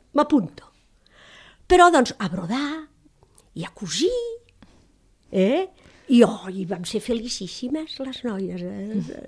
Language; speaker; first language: Catalan; native; Catalan